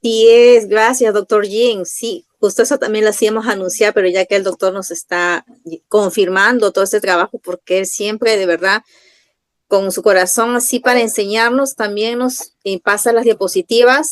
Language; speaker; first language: Spanish; native; Spanish